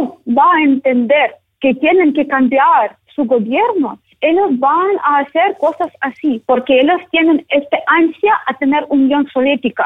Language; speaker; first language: Spanish; non-native, learner; Ukrainian